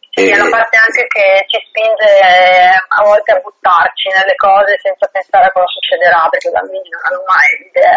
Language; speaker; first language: Italian; native; Italian